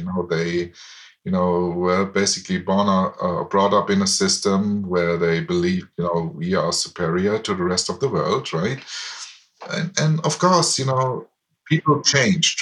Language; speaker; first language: English; non-native, fluent; German